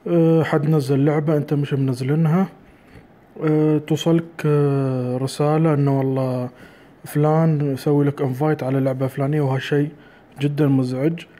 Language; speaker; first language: Arabic; native; Arabic